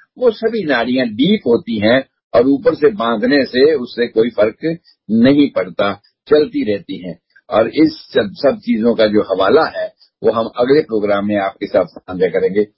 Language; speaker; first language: Hindi; non-native, local second language; Punjabi